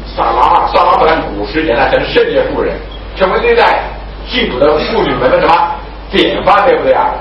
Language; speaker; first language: Chinese; native; Chinese